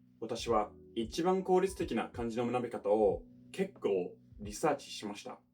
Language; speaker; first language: Japanese; non-native, fluent; English